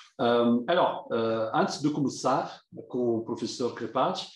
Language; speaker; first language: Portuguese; non-native, fluent; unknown